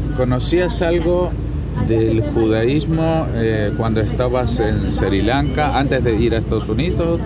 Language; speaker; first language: Spanish; native; Spanish